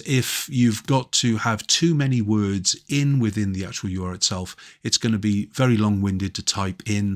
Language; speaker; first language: English; native; English